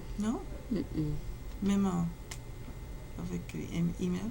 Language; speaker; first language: French; non-native, fluent; English